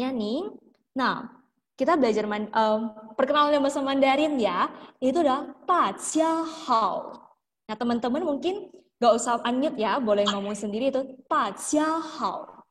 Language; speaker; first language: Indonesian; native; Indonesian